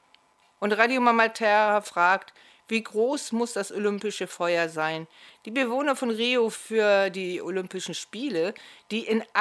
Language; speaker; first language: German; native; German